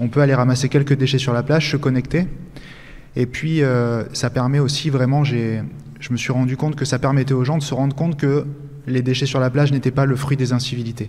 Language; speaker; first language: French; native; French